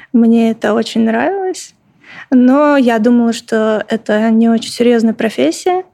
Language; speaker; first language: Russian; native; Russian